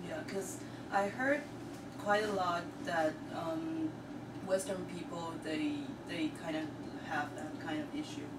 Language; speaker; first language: English; non-native, learner; Chinese